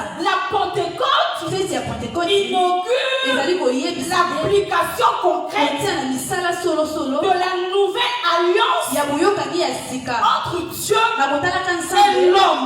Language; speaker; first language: French; non-native, local second language; Lingala